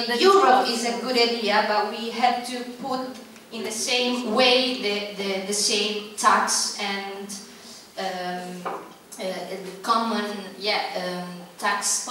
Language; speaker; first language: English; non-native, fluent; Italian